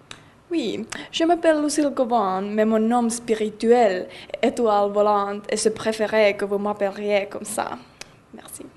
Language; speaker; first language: French; non-native, learner; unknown